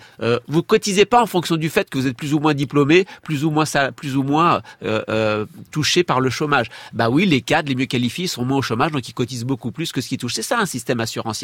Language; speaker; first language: French; native; French